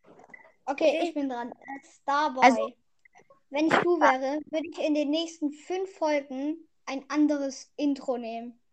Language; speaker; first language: German; native; German